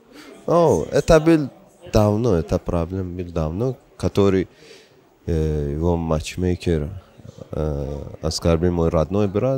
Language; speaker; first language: Russian; non-native, local second language; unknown